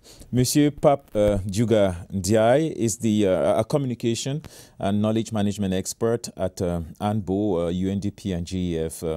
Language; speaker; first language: English; native; English